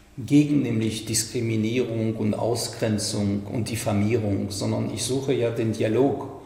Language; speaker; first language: German; non-native, fluent; French